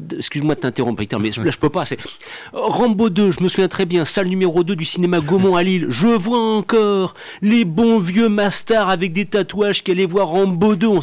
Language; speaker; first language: French; native; French